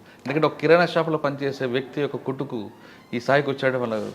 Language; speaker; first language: Telugu; native; Telugu